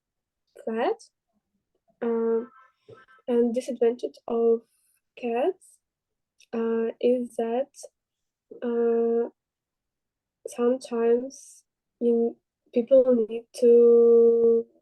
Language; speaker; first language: English; non-native, learner; Russian